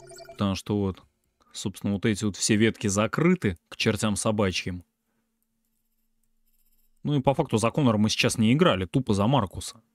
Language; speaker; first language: Russian; native; Russian